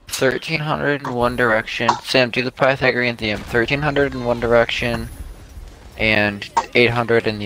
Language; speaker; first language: English; native; English